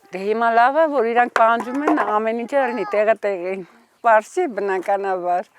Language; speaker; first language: Armenian; native; Armenian